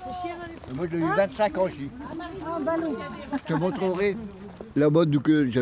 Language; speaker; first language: French; native; French